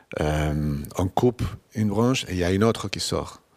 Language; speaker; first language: French; non-native, fluent; Spanish